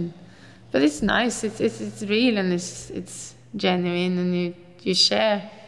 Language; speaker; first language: English; non-native, fluent; Norwegian